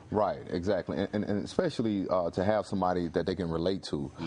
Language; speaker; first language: English; native; English